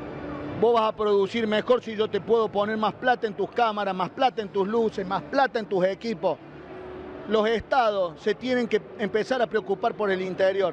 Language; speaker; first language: Spanish; native; Spanish